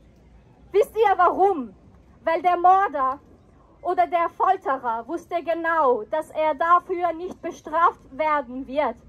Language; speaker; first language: German; non-native, fluent; Persian